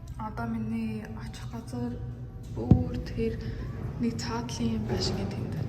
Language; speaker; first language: Mongolian; early bilingual, heritage; Mongolian